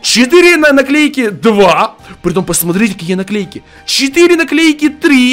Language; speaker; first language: Russian; native; Russian